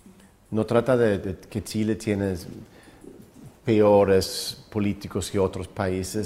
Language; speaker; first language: Spanish; non-native, fluent; Swedish